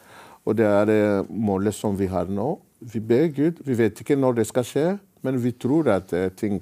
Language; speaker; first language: Norwegian; non-native, fluent; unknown